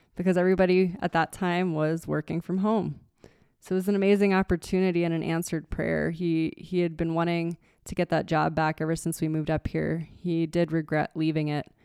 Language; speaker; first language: English; native; English